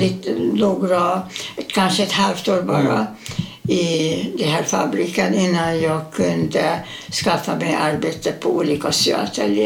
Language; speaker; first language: Swedish; non-native, fluent; Hungarian